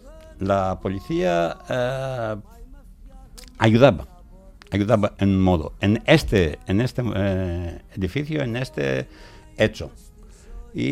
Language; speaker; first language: Spanish; non-native, fluent; Greek